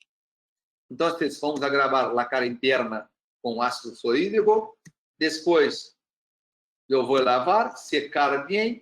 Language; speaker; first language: Spanish; non-native, learner; Portuguese